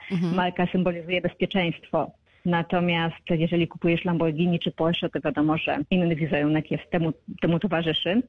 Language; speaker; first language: Polish; native; Polish